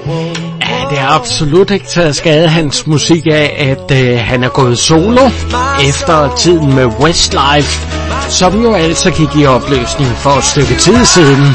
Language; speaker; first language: Danish; native; Danish